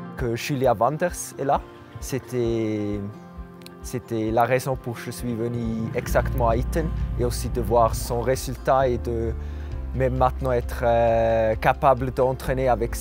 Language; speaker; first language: French; non-native, local second language; German